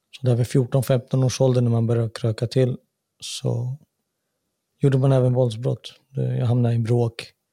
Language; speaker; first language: Swedish; native; Swedish